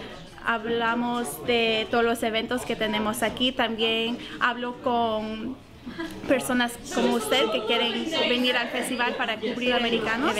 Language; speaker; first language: Spanish; early bilingual, heritage; Spanish